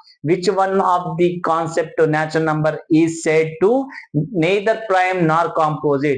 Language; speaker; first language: English; non-native, local second language; Telugu